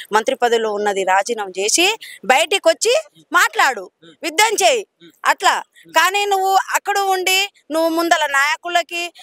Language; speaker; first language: Telugu; non-native, local second language; Lambadi